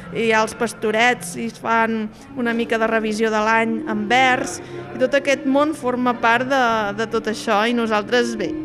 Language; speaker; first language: Catalan; native; Catalan